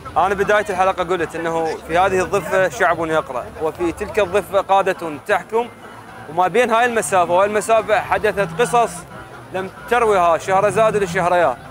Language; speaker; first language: Arabic; native; Arabic